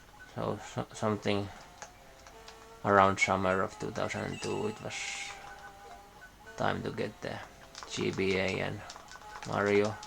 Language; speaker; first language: English; non-native, fluent; Finnish